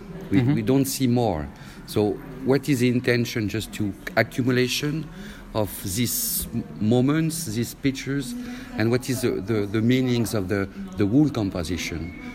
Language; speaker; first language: English; non-native, learner; French